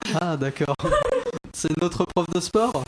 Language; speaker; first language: French; native; French